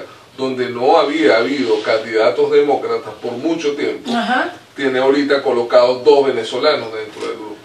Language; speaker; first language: Spanish; native; Spanish